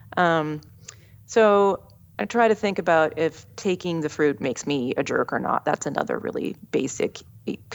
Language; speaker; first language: English; native; English